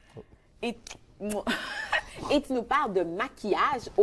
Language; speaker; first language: French; native; French